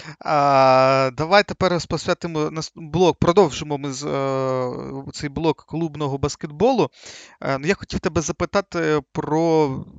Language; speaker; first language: Ukrainian; native; Ukrainian